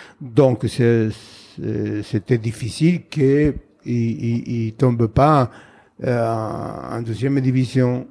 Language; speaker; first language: French; non-native, fluent; Spanish